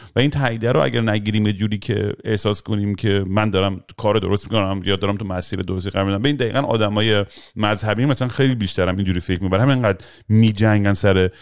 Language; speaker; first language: Persian; early bilingual, heritage; Persian